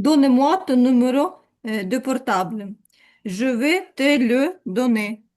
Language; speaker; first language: French; non-native, learner; Ukrainian